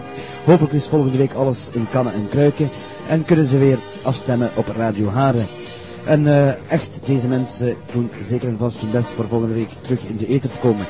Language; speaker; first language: Dutch; native; Dutch